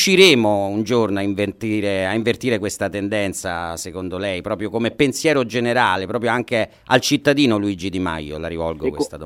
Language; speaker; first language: Italian; native; Italian